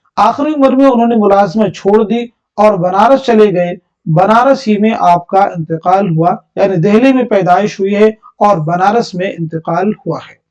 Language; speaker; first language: Urdu; native; Urdu